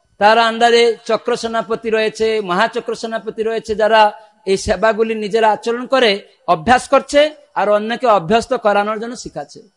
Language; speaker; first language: Bangla; non-native, fluent; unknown